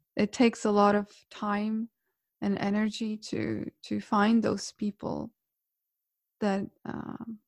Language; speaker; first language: English; non-native, fluent; Croatian